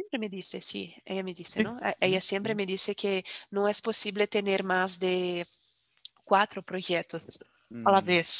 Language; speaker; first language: Spanish; non-native, fluent; Portuguese